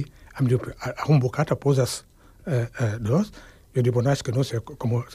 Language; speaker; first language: Catalan; non-native, fluent; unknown